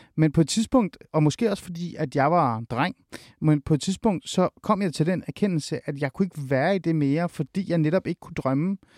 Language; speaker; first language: Danish; early bilingual, other home language; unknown